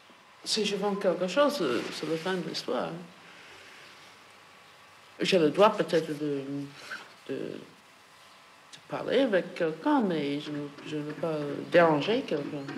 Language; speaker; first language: French; non-native, fluent; English